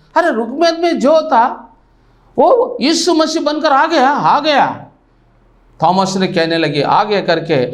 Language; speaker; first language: Hindi; non-native, local second language; Telugu